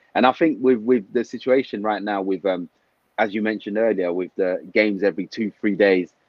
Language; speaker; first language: English; native; English